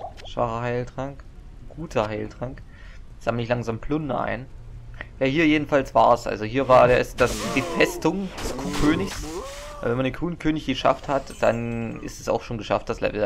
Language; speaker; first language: German; native; German